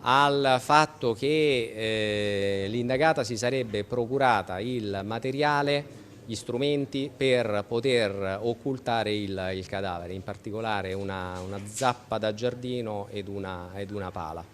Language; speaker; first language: Italian; native; Italian